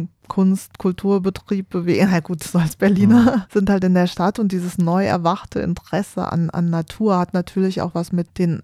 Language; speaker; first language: German; native; German